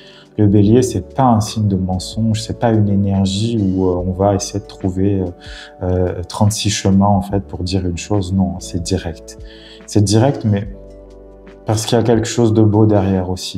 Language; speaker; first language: French; native; French